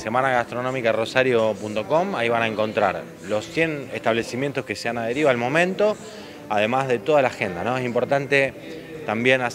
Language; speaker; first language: Spanish; native; Spanish